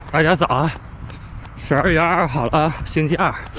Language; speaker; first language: Chinese; native; Chinese